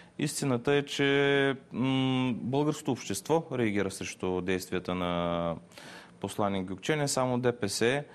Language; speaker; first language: Bulgarian; non-native, local second language; Turkish